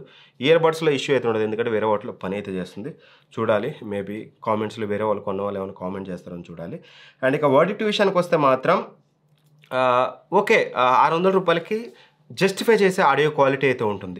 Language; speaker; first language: Telugu; native; Telugu